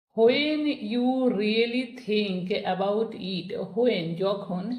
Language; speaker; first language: English; non-native, local second language; Bangla